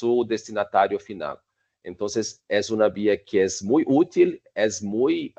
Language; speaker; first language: Spanish; non-native, fluent; Portuguese